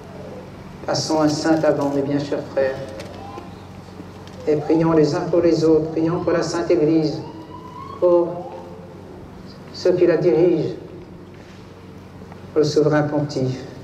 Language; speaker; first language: French; native; French